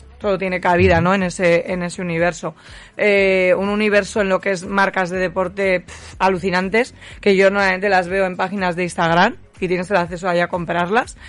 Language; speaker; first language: Spanish; native; Spanish